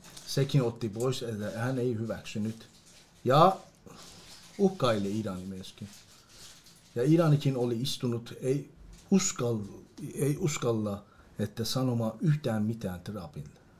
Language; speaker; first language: Finnish; non-native, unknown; Persian